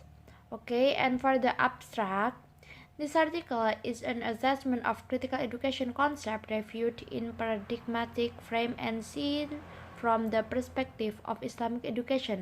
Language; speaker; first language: English; non-native, learner; Indonesian